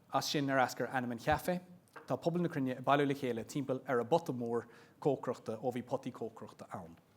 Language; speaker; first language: Irish; non-native, local second language; English